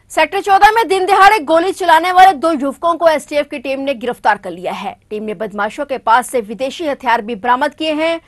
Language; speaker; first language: Hindi; native; Hindi